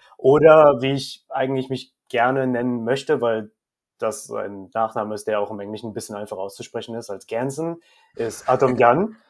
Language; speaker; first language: German; native; German